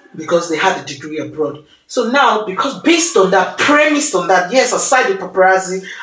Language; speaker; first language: English; non-native, local second language; Yoruba